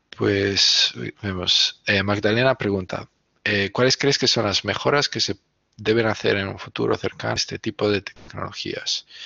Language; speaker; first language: Spanish; non-native, fluent; Italian